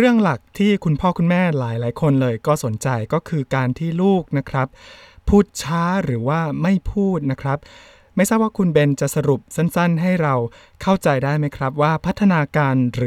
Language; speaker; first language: Thai; native; Thai